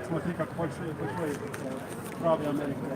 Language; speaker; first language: Russian; non-native, learner; Estonian